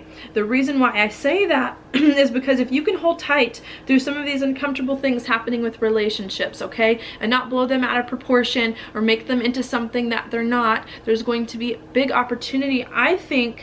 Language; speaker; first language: English; native; English